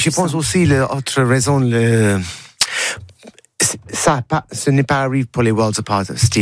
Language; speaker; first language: French; non-native, learner; English